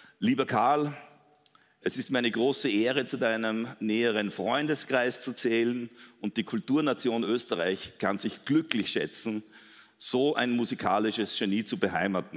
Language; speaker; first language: German; native; German